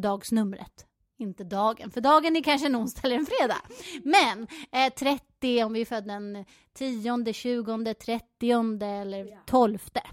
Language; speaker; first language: Swedish; native; Swedish